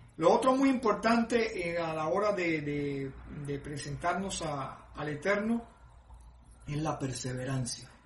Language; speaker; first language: Spanish; native; Spanish